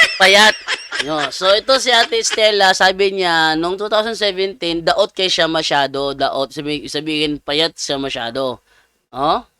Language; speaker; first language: Filipino; non-native, local second language; Cebuano